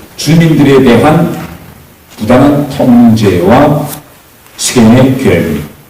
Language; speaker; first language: Korean; native; Korean